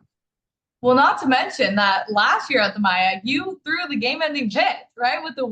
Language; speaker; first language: English; native; English